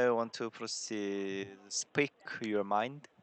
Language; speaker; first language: English; non-native, learner; Korean